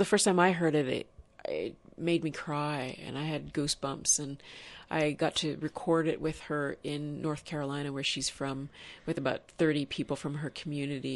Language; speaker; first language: English; native; English